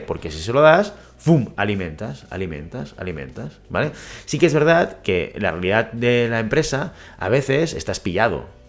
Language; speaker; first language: Spanish; native; Spanish